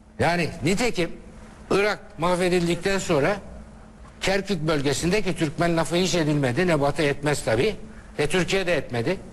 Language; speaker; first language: Turkish; native; Turkish